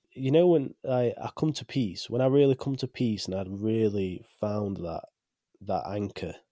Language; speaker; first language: English; native; English